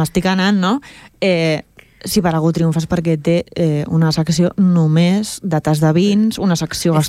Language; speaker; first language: Catalan; native; Catalan